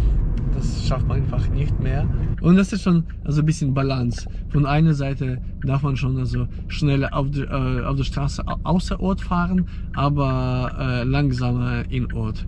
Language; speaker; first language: German; non-native, fluent; Ukrainian